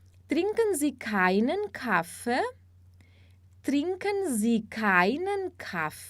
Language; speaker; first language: German; non-native, fluent; Portuguese